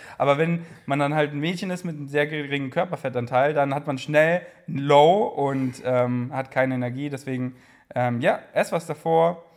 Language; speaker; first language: German; native; German